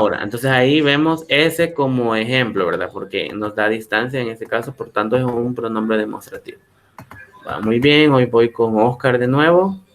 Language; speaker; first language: Spanish; native; Spanish